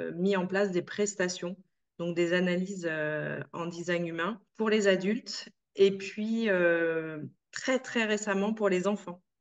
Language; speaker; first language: French; native; French